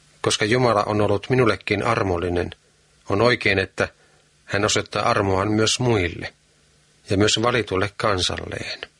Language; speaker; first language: Finnish; native; Finnish